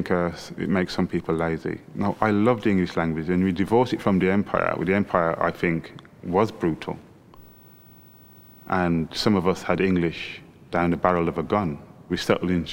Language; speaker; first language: English; native; English